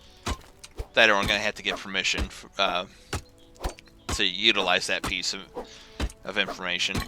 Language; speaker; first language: English; native; English